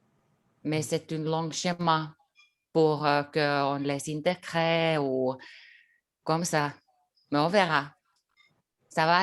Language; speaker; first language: French; non-native, learner; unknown